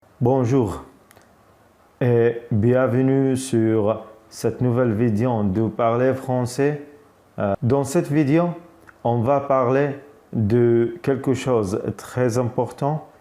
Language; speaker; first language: French; non-native, fluent; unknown